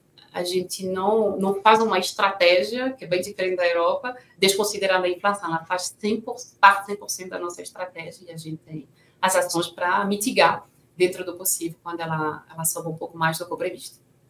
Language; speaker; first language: Portuguese; non-native, fluent; French